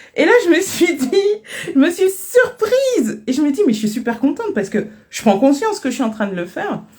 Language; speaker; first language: French; native; French